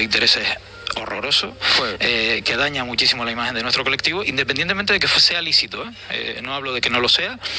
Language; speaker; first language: Spanish; native; Spanish